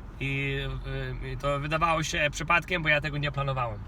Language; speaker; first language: Polish; non-native, fluent; Kinyarwanda